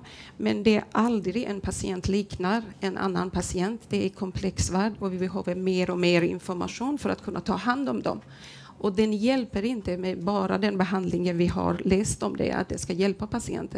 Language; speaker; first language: Swedish; non-native, fluent; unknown